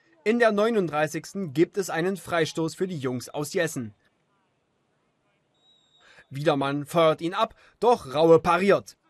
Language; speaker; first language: German; native; German